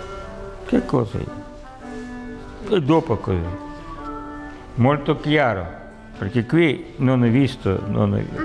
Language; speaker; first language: Italian; non-native, learner; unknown